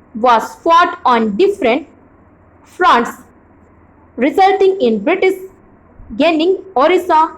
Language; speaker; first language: English; non-native, local second language; Hindi